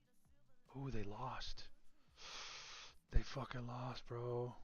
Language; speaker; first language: English; native; English